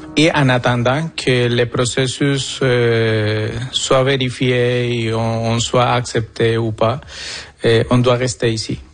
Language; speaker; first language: French; non-native, fluent; Spanish